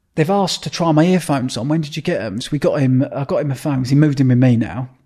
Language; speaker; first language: English; native; English